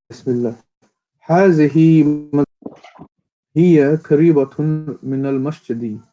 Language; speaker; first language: Arabic; non-native, learner; English